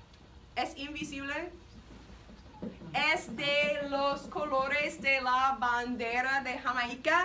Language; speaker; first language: Spanish; non-native, fluent; English